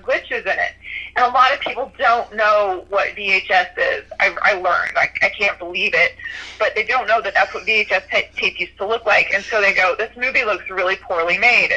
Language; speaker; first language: English; native; English